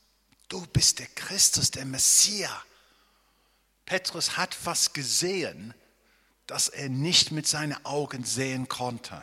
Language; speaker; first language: German; non-native, fluent; English